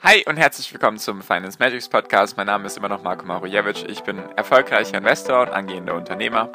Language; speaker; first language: German; native; German